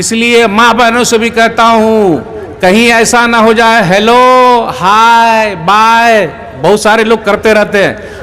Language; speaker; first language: Hindi; native; Hindi